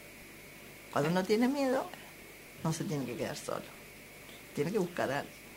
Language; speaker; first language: Spanish; native; Spanish